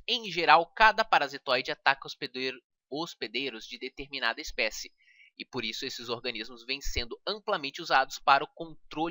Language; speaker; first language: Portuguese; native; Portuguese